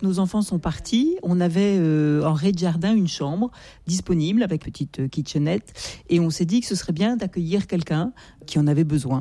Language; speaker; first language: French; native; French